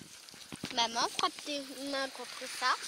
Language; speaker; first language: French; native; French